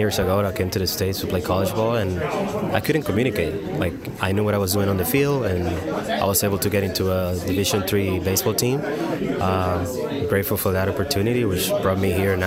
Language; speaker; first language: English; non-native, fluent; Spanish